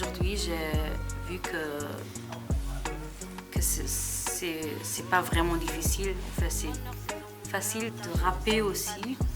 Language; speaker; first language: French; non-native, fluent; German